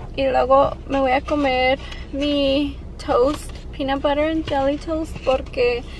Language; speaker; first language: Spanish; early bilingual, heritage; Spanish